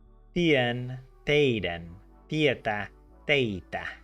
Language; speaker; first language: Finnish; non-native, learner; English